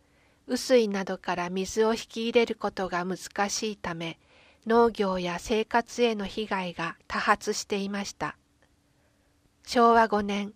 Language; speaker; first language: Japanese; native; Japanese